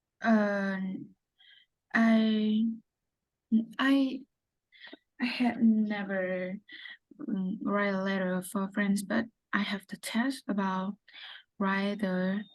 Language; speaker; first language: English; non-native, learner; Vietnamese